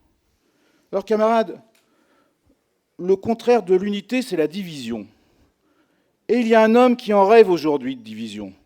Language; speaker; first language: French; native; French